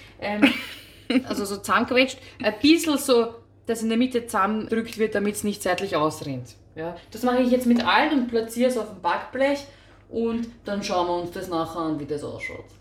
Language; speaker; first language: German; early bilingual, other home language; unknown